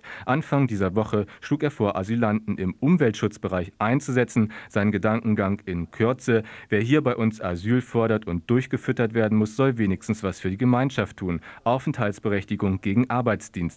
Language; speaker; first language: German; native; German